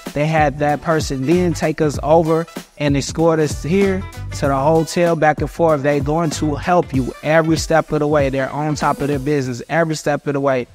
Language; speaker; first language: English; native; English